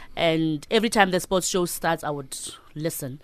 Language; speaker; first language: English; non-native, local second language; Southern Sotho